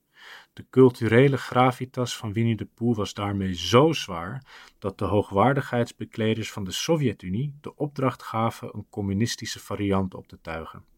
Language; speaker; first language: Dutch; native; Dutch